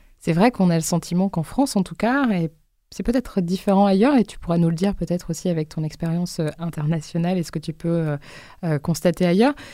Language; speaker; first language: French; native; French